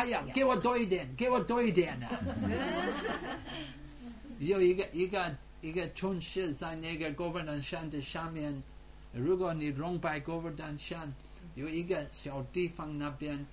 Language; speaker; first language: Chinese; non-native, fluent; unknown